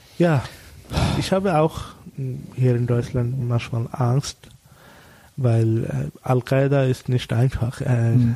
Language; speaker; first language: German; non-native, learner; Bangla